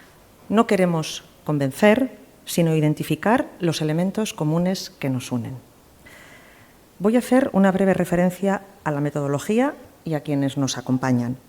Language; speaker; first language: Spanish; native; Spanish